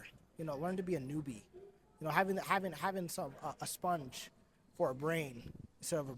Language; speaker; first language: English; native; English